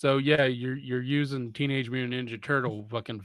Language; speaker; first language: English; native; English